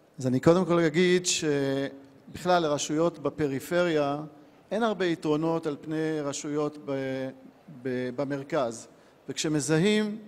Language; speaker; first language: Hebrew; native; Hebrew